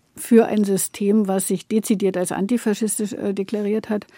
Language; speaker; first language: German; native; German